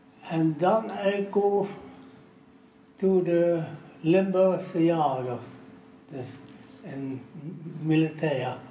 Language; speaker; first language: English; non-native, learner; Dutch